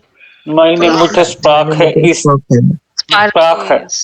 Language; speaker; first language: German; non-native, learner; Marathi